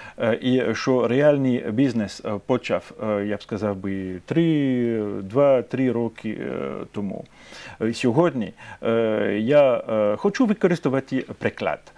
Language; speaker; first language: Ukrainian; non-native, fluent; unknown